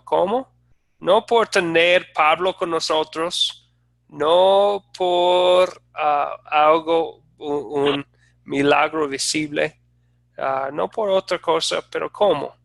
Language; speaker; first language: Spanish; non-native, fluent; English